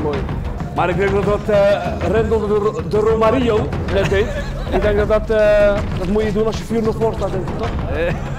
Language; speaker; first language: Dutch; native; Dutch